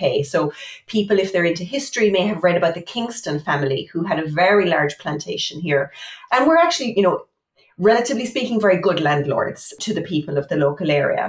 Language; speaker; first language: English; native; English